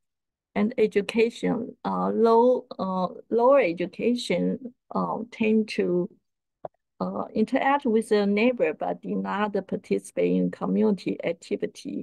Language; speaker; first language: English; non-native, fluent; Chinese